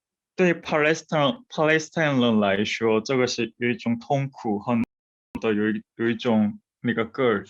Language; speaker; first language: Chinese; non-native, fluent; Korean